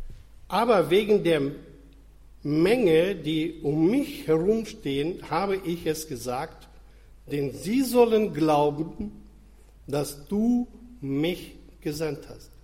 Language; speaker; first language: German; non-native, fluent; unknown